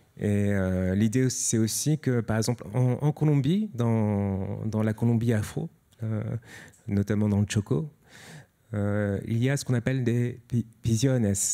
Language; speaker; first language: French; native; French